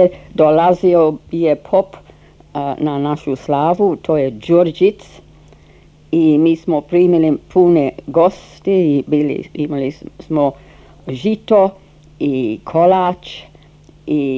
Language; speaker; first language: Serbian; non-native, fluent; English